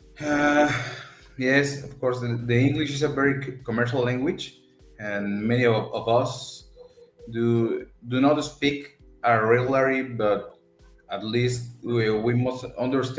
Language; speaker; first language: English; non-native, learner; Spanish